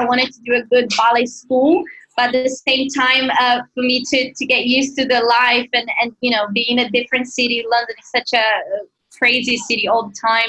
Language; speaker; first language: English; non-native, fluent; Portuguese